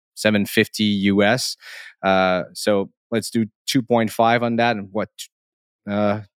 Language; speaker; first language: English; non-native, fluent; French